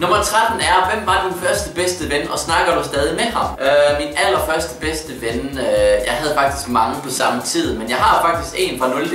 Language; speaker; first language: Danish; native; Danish